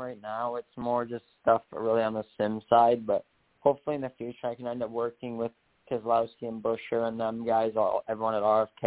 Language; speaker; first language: English; native; English